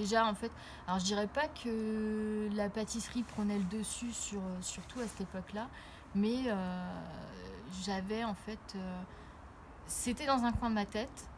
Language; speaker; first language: French; native; French